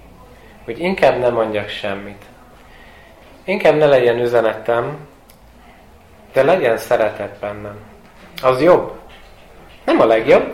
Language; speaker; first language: Hungarian; non-native, fluent; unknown